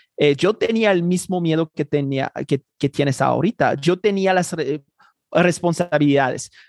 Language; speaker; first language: Spanish; non-native, fluent; Haitian Creole